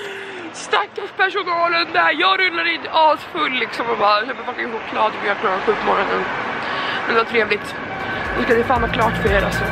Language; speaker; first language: Swedish; native; Swedish